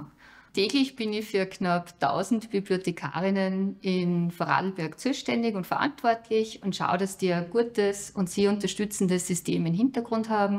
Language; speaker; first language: German; native; German